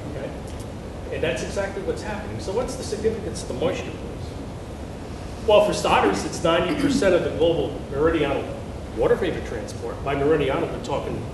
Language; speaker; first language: English; native; English